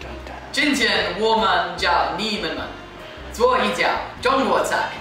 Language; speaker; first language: Chinese; non-native, learner; English